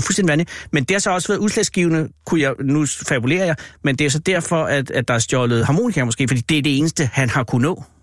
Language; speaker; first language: Danish; native; Danish